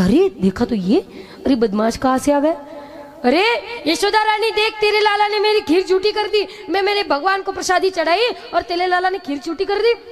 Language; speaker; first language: Hindi; non-native, local second language; Marathi